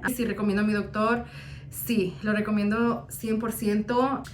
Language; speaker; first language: Spanish; early bilingual, heritage; Spanish